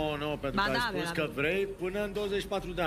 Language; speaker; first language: Romanian; native; Romanian